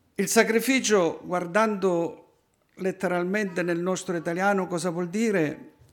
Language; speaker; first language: Italian; native; Italian